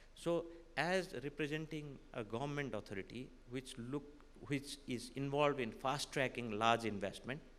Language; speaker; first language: English; non-native, local second language; Nepali